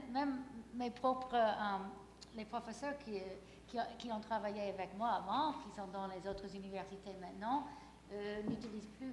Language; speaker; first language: French; non-native, fluent; English